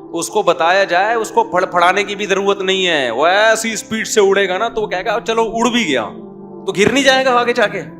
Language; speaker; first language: Urdu; native; Urdu